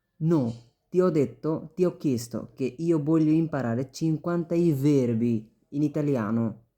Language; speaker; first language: Italian; non-native, learner; Bangla